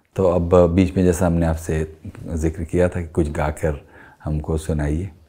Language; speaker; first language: Hindi; native; Hindi